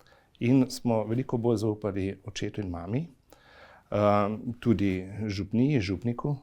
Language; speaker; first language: Slovenian; native; Slovenian